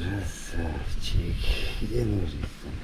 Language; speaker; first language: Russian; non-native, local second language; Uzbek